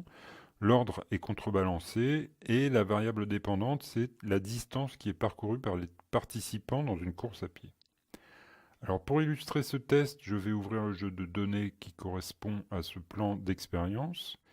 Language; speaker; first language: French; native; French